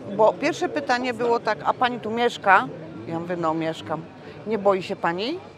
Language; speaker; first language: Polish; native; Polish